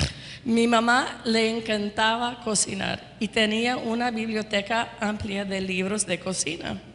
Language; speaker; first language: Spanish; non-native, fluent; English